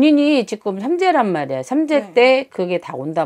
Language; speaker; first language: Korean; native; Korean